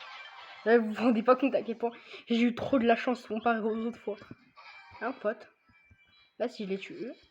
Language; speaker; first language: French; native; French